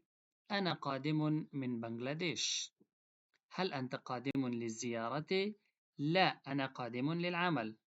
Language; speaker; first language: Arabic; non-native, fluent; Pashto